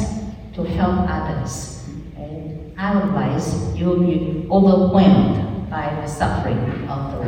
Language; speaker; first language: English; non-native, fluent; Chinese